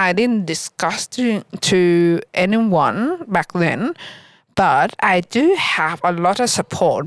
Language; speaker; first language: English; non-native, learner; Vietnamese